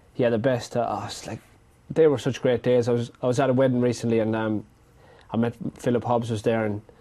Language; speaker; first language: English; native; English